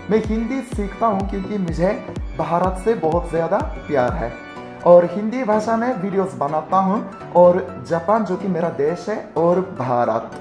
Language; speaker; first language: Hindi; non-native, fluent; Japanese